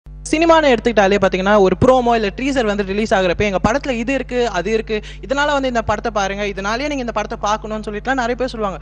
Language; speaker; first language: Tamil; native; Tamil